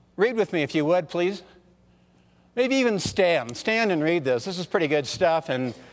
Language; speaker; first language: English; early bilingual, other home language; German